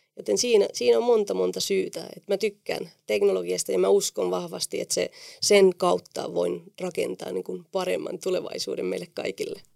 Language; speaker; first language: Finnish; non-native, fluent; Spanish